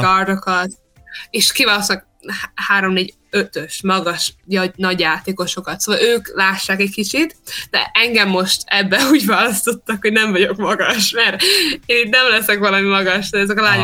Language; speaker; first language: Hungarian; early bilingual, heritage; Hungarian